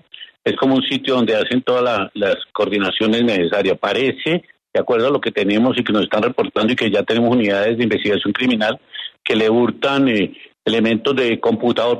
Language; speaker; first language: Spanish; native; Spanish